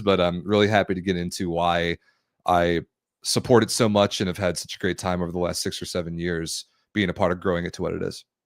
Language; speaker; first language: English; native; English